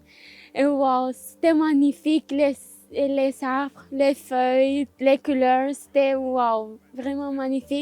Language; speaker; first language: French; non-native, learner; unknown